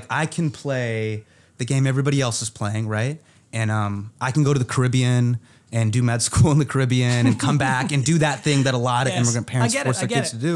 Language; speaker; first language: English; native; English